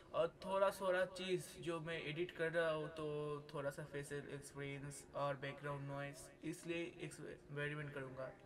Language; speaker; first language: Hindi; non-native, local second language; Bangla